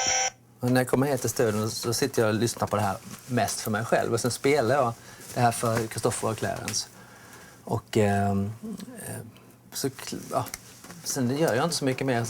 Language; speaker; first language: Swedish; native; Swedish